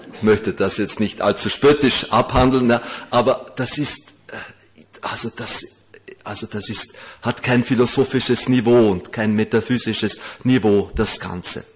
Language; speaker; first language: German; native; German